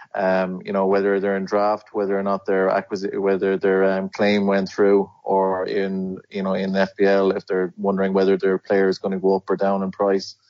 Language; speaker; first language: English; native; English